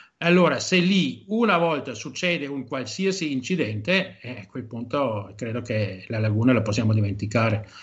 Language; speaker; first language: Italian; non-native, fluent; German